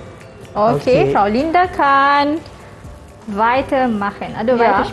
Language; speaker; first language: German; non-native, fluent; Malay